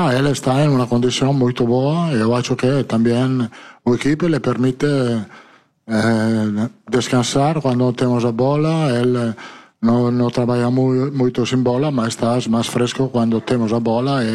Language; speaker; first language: Portuguese; non-native, learner; Italian